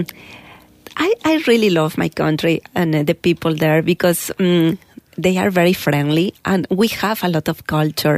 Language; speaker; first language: English; non-native, learner; Spanish